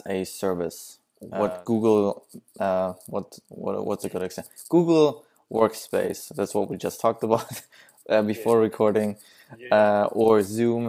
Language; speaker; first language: English; non-native, fluent; German